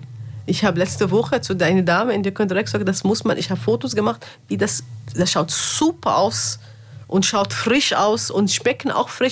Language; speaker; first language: German; non-native, learner; Arabic